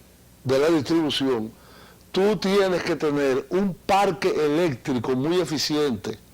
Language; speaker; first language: Spanish; native; Spanish